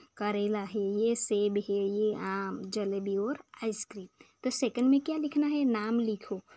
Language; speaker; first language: Hindi; non-native, local second language; Gujarati